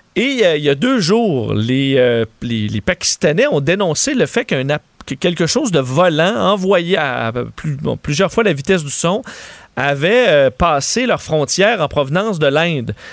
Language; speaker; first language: French; native; French